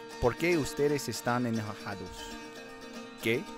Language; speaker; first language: Spanish; non-native, learner; English